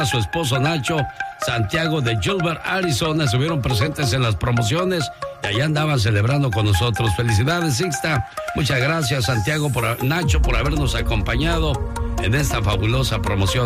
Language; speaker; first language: Spanish; native; Spanish